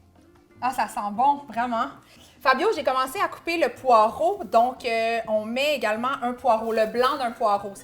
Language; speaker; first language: French; native; French